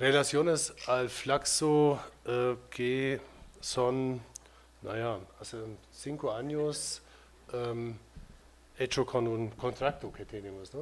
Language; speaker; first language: Spanish; non-native, fluent; German